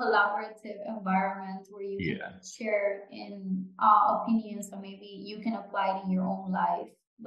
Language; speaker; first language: English; non-native, fluent; Japanese